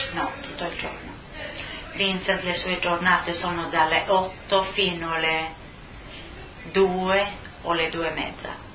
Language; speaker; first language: Italian; non-native, fluent; Swedish